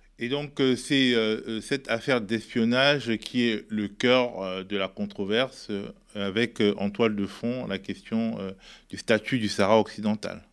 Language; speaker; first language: French; native; French